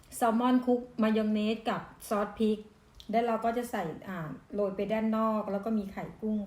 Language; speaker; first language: Thai; non-native, local second language; Northeastern Thai